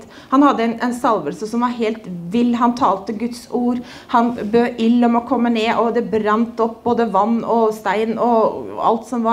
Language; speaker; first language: Norwegian; native; Norwegian